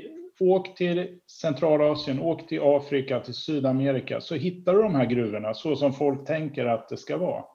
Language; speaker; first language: Swedish; native; Swedish